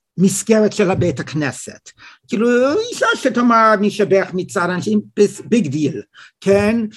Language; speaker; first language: Hebrew; non-native, fluent; English